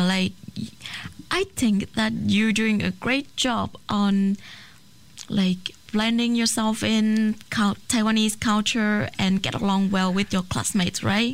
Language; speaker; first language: English; non-native, fluent; Chinese